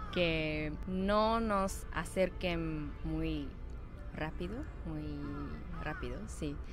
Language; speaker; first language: Spanish; non-native, fluent; Japanese